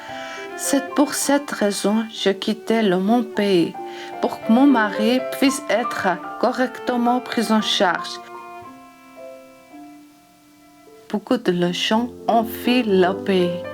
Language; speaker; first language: French; non-native, learner; Georgian